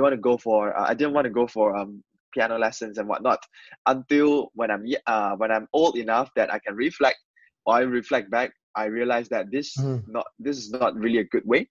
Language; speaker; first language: English; non-native, local second language; Chinese